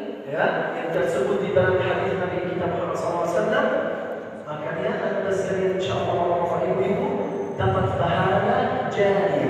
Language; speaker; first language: Indonesian; non-native, learner; Arabic